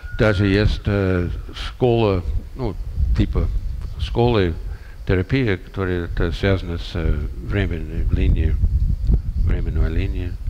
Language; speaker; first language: Russian; non-native, fluent; English